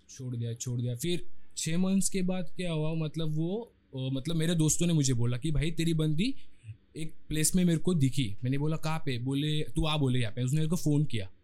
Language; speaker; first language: Hindi; non-native, local second language; Marathi